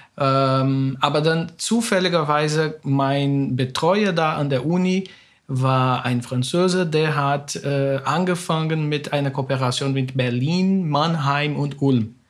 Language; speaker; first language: German; non-native, fluent; Spanish